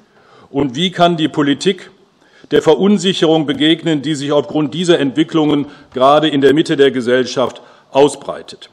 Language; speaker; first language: German; native; German